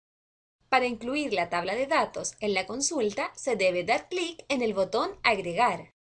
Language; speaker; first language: Spanish; native; Spanish